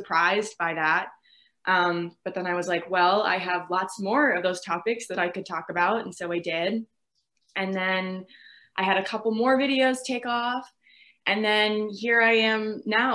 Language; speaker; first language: English; native; English